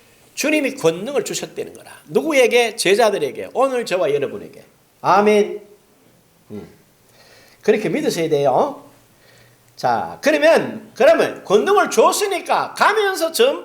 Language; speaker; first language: Korean; native; Korean